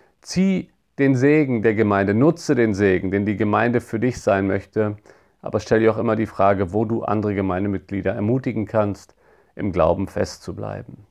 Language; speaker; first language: German; native; German